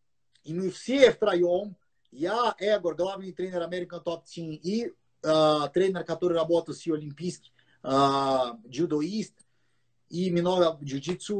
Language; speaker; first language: Russian; non-native, learner; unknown